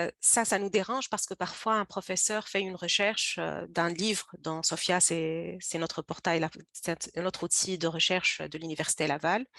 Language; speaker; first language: French; native; French